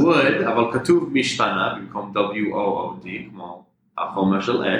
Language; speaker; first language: Hebrew; non-native, fluent; English